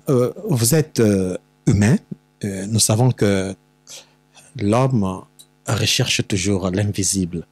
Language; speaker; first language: French; non-native, local second language; Lingala